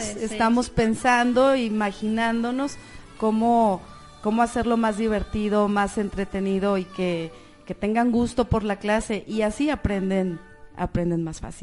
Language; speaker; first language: Spanish; native; Spanish